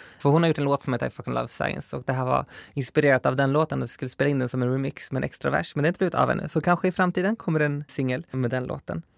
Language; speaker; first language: Swedish; early bilingual, other home language; Spanish